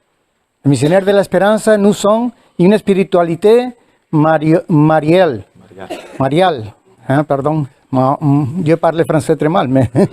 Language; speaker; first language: French; non-native, learner; Spanish